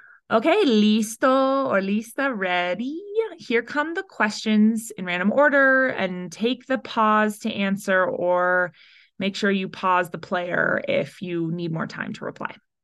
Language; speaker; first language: English; early bilingual, other home language; Spanish